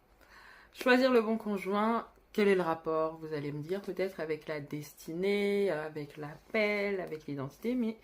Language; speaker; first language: French; native; French